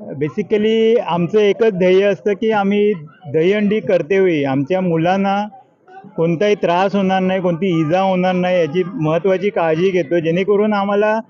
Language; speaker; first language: Marathi; native; Marathi